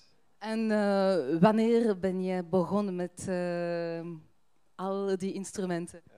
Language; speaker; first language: Dutch; non-native, fluent; French